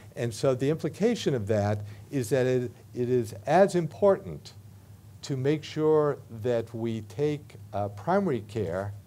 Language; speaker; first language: English; native; English